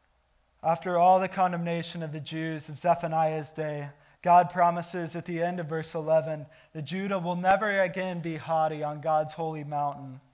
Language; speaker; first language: English; native; English